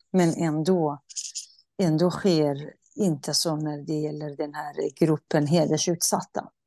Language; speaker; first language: Swedish; non-native, fluent; Central Kurdish